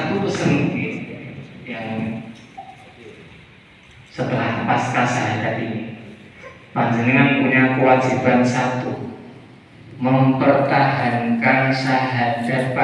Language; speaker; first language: Indonesian; non-native, local second language; Javanese